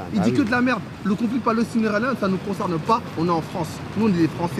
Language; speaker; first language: French; native; French